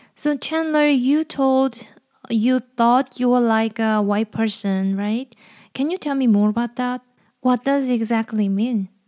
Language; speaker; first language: English; non-native, fluent; Korean